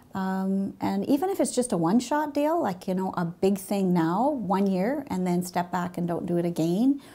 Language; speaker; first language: English; native; English